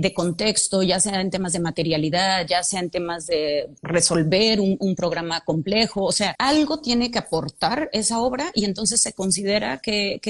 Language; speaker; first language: Spanish; native; Spanish